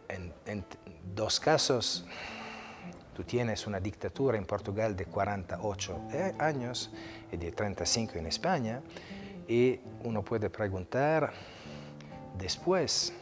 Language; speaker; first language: Spanish; non-native, fluent; Italian